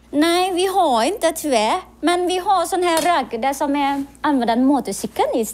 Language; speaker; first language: Swedish; non-native, learner; Thai